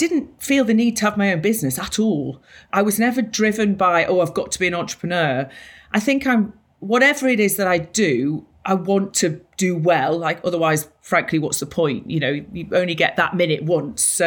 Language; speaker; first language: English; native; English